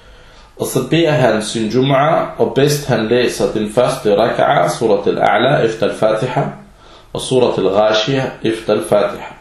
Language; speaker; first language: Danish; non-native, fluent; Arabic